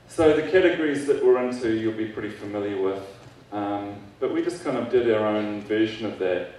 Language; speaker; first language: English; native; English